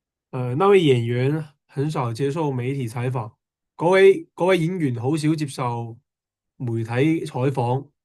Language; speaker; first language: Chinese; native; Chinese